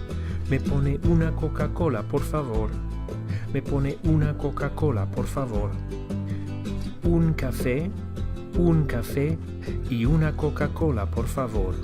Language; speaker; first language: Spanish; non-native, fluent; English